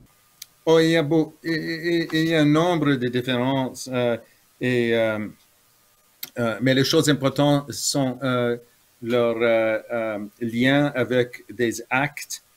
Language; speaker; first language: French; non-native, fluent; English